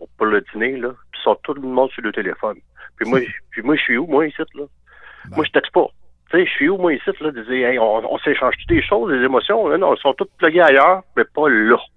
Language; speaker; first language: French; native; French